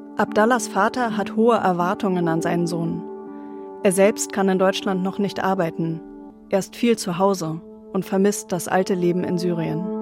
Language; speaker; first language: German; native; German